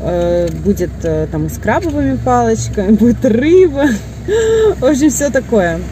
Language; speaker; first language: Russian; native; Russian